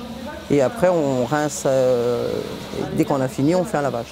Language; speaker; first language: French; native; French